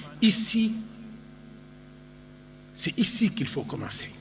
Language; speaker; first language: French; non-native, local second language; Wolof